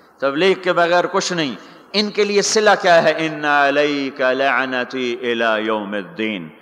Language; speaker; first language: Urdu; non-native, local second language; Punjabi